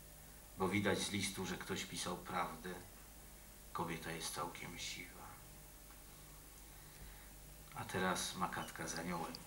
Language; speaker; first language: Polish; native; Polish